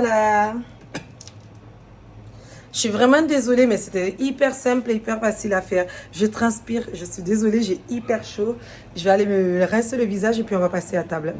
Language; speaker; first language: French; native; French